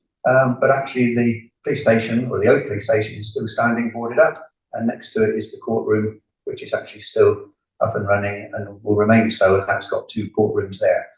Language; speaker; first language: English; native; English